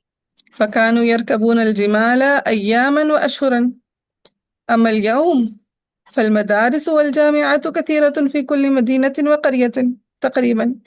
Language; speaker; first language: Arabic; non-native, fluent; Urdu